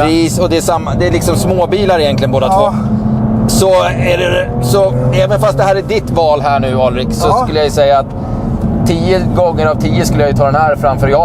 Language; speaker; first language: Swedish; native; Swedish